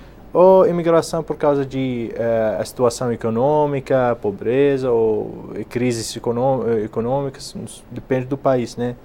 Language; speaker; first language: Portuguese; non-native, fluent; Arabic